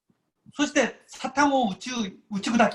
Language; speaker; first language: Japanese; non-native, fluent; Korean